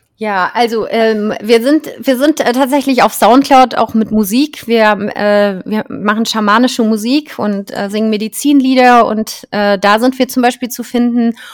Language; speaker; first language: German; native; German